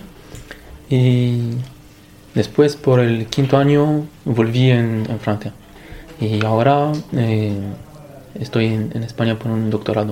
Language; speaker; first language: Spanish; non-native, fluent; Romanian